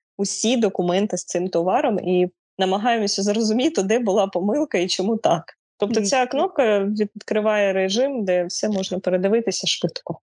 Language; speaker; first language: Ukrainian; non-native, local second language; Russian